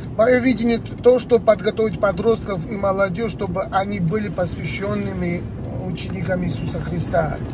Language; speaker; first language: Russian; non-native, local second language; Georgian